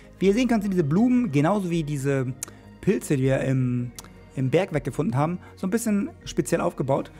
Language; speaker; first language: German; native; German